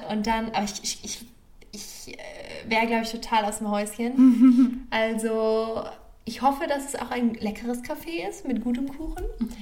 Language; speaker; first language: German; native; German